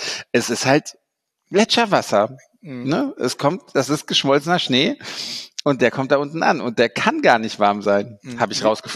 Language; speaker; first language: German; native; German